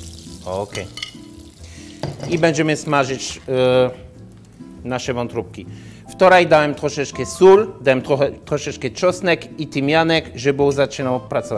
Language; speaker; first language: Polish; non-native, learner; French